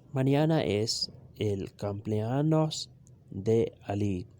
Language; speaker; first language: Spanish; non-native, learner; Urdu